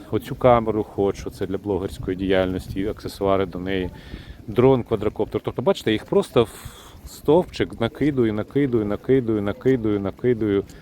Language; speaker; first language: Ukrainian; non-native, local second language; Russian